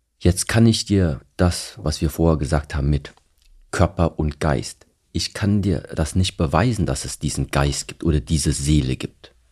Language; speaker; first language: German; early bilingual, other home language; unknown